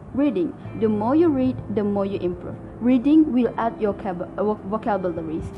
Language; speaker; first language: English; non-native, local second language; Malay